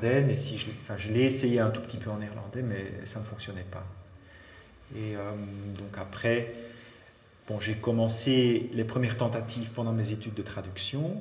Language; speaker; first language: French; native; French